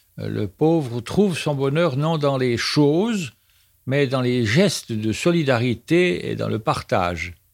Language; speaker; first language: French; native; French